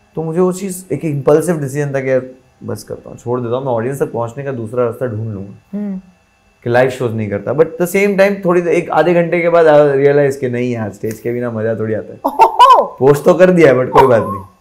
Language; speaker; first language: Hindi; non-native, local second language; Gujarati